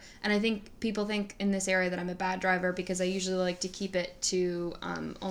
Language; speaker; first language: English; native; English